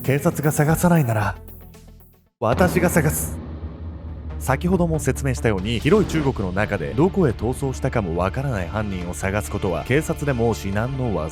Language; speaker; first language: Japanese; native; Japanese